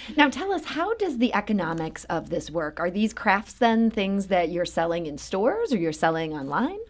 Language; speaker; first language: English; native; English